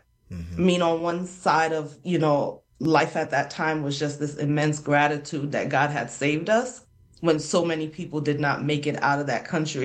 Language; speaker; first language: English; non-native, local second language; Krio